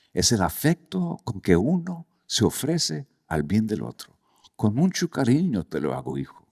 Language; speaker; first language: Spanish; early bilingual, heritage; Spanish